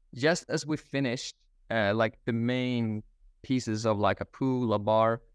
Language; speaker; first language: English; non-native, fluent; Swedish